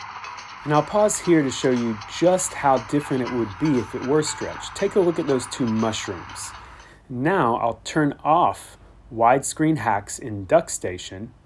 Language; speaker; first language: English; native; English